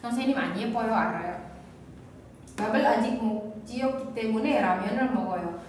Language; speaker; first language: Korean; non-native, fluent; Indonesian